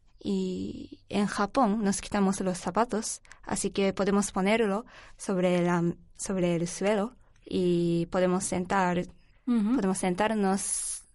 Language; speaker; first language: Spanish; non-native, learner; Japanese